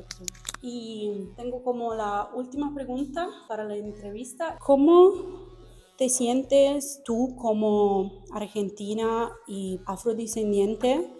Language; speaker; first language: Spanish; non-native, fluent; Italian